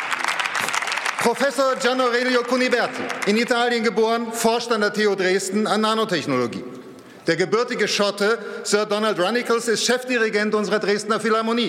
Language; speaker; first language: German; native; German